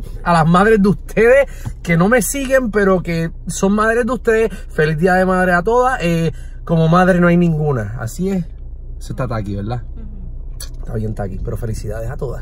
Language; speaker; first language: Spanish; native; Spanish